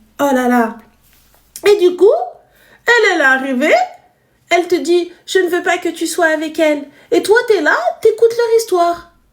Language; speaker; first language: French; native; French